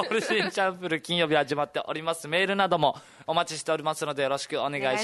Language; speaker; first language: Japanese; native; Japanese